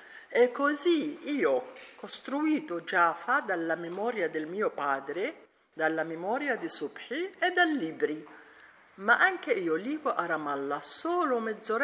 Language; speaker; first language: Italian; non-native, learner; Arabic